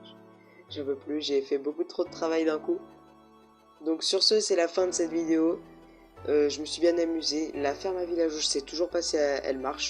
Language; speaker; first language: French; native; French